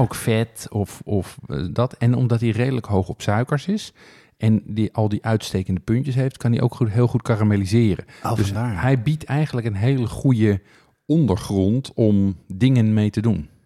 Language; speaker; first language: Dutch; native; Dutch